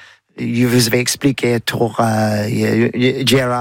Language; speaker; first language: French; non-native, learner; English